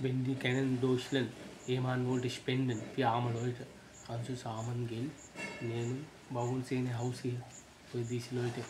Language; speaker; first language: German; non-native, learner; Sinhala